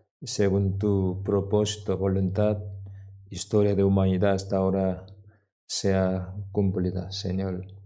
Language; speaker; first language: Spanish; non-native, learner; Korean